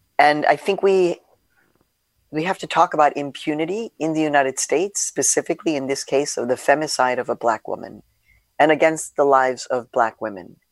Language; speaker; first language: English; early bilingual, other home language; Spanish